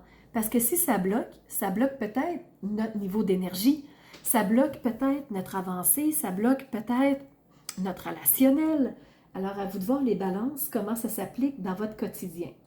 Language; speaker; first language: French; native; French